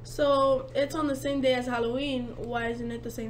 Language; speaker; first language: English; native; English